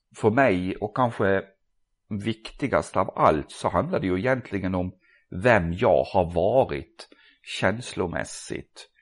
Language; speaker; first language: Swedish; non-native, fluent; Norwegian